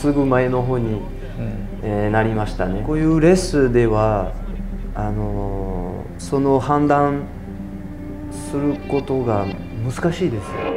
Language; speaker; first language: Japanese; non-native, fluent; French